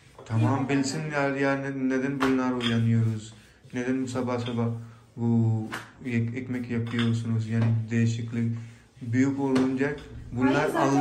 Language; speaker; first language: Turkish; non-native, learner; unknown